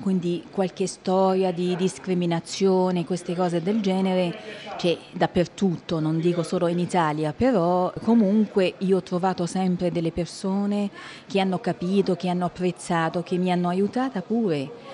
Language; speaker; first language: Italian; non-native, fluent; Arabic